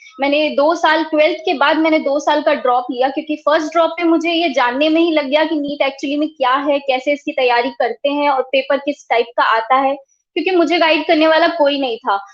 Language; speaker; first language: Hindi; native; Hindi